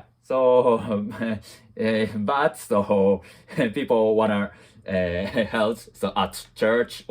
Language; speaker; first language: English; non-native, learner; Japanese